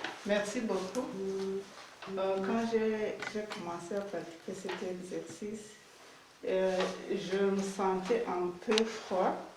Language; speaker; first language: French; non-native, local second language; Rundi